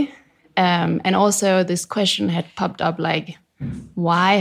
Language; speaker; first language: English; non-native, fluent; Danish